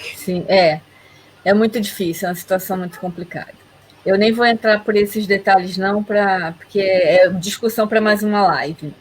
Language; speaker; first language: Portuguese; native; Portuguese